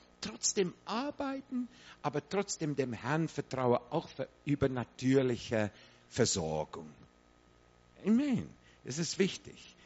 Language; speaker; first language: German; non-native, fluent; English